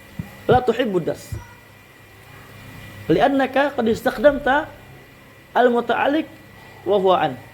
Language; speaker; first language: Arabic; non-native, fluent; Indonesian